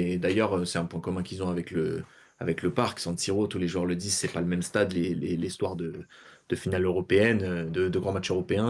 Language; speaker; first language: French; native; French